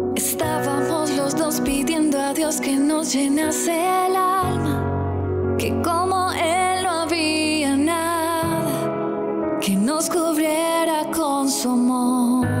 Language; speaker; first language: Spanish; native; Spanish